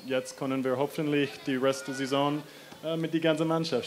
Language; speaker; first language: German; non-native, learner; English